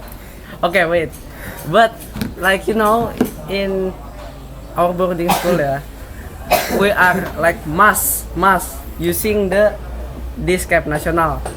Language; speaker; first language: English; non-native, learner; Indonesian